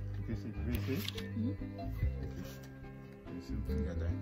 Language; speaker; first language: French; non-native, local second language; Lingala